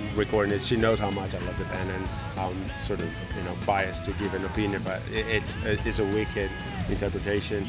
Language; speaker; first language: English; non-native, fluent; Portuguese